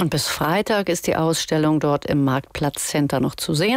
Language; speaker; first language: German; native; German